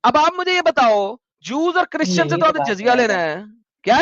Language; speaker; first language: Urdu; native; Urdu